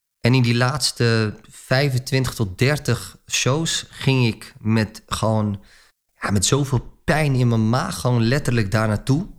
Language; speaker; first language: Dutch; early bilingual, other home language; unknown